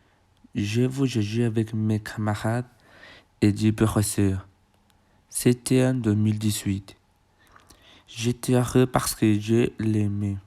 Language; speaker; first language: French; non-native, learner; Spanish